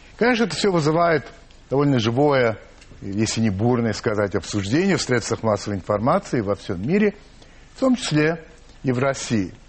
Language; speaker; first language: Russian; early bilingual, heritage; English